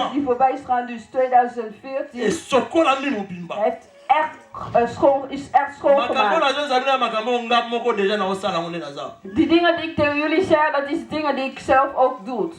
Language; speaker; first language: Dutch; non-native, fluent; Lingala